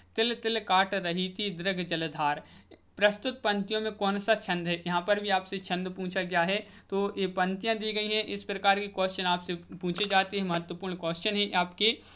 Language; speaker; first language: Hindi; native; Hindi